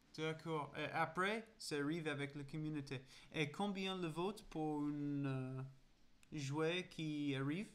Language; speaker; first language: French; non-native, learner; English